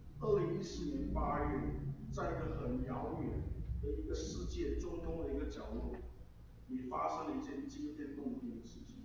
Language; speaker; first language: Chinese; non-native, local second language; English